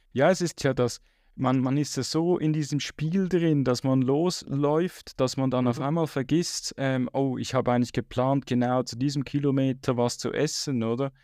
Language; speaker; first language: German; native; German